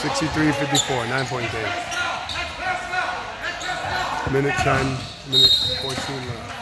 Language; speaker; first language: English; native; English